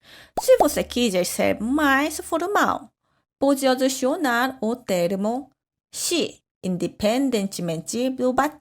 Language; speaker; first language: Portuguese; non-native, fluent; Korean